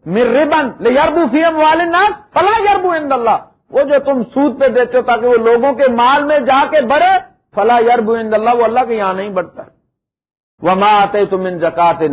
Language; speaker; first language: Urdu; non-native, local second language; Punjabi